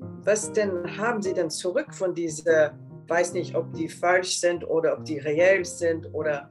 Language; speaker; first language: German; non-native, fluent; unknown